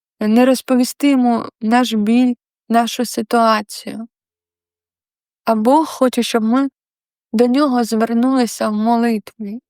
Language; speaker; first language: Ukrainian; non-native, local second language; Russian